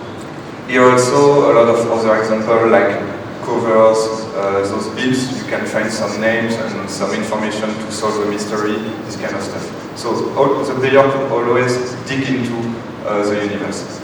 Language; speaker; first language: English; non-native, fluent; French